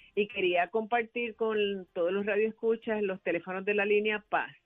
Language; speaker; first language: Spanish; native; Spanish